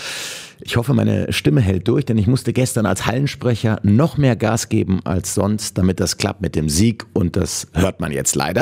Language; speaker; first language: German; native; German